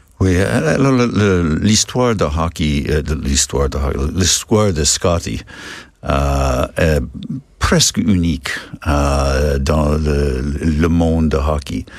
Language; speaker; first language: French; non-native, learner; English